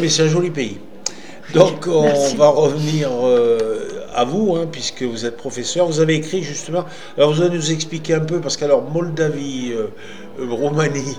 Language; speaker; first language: French; native; French